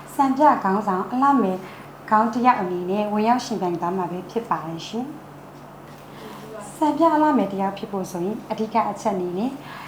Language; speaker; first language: Burmese; non-native, local second language; Shan